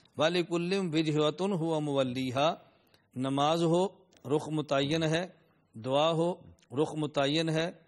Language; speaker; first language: Urdu; non-native, local second language; Punjabi